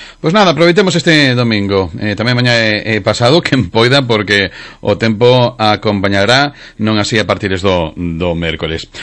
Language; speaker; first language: Galician; non-native, local second language; Spanish